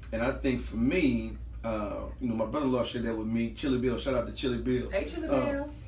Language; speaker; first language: English; native; English